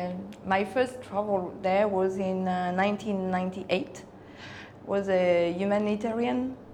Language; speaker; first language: English; non-native, fluent; Spanish